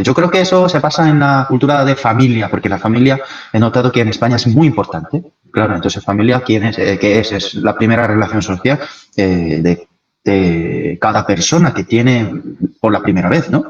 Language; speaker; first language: Spanish; non-native, fluent; Korean